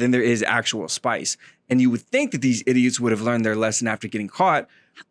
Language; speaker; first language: English; native; English